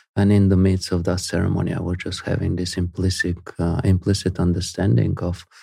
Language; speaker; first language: English; non-native, fluent; Spanish